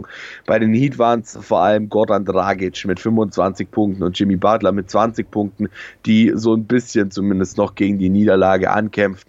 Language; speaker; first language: German; native; German